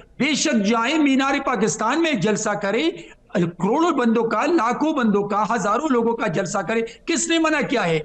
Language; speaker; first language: Urdu; non-native, local second language; Pashto